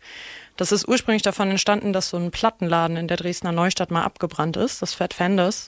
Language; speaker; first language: German; native; German